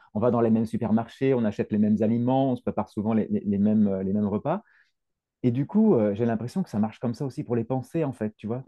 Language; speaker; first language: French; native; French